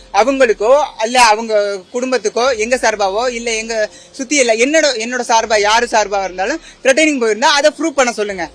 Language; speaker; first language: Tamil; native; Tamil